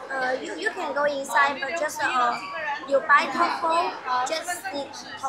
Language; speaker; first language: English; non-native, learner; Chinese